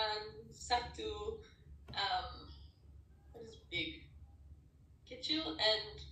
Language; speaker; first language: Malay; non-native, learner; English